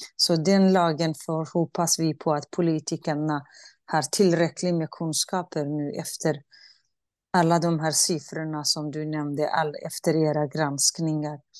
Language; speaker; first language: Swedish; non-native, fluent; Central Kurdish